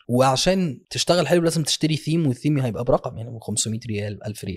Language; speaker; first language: Arabic; native; Arabic